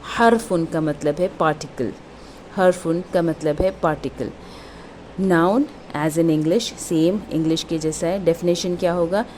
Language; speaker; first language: Urdu; native; Urdu